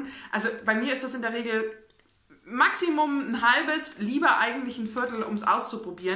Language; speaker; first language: German; native; German